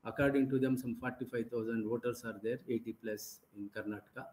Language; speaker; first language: English; non-native, local second language; Kannada